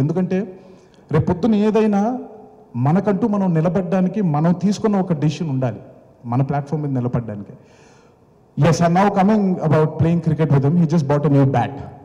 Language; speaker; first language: Telugu; native; Telugu